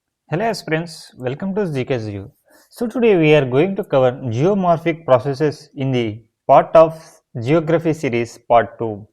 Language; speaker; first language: English; non-native, local second language; Telugu